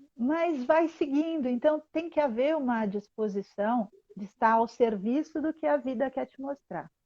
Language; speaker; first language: Portuguese; native; Portuguese